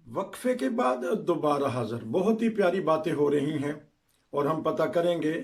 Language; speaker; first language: Urdu; non-native, local second language; Punjabi